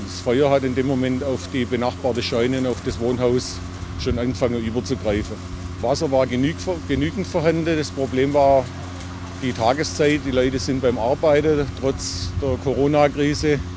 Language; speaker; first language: German; native; German